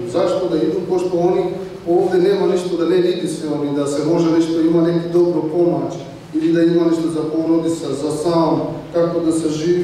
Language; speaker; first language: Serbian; non-native, learner; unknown